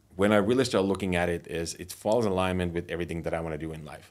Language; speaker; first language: English; non-native, fluent; Finnish